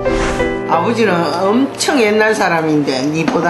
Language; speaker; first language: Korean; native; Korean